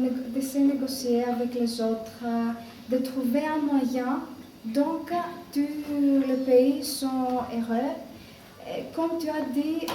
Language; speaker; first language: French; non-native, learner; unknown